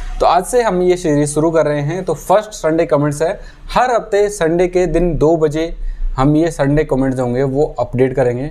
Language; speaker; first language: Hindi; native; Hindi